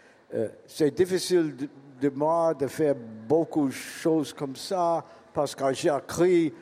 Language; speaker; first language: French; non-native, learner; English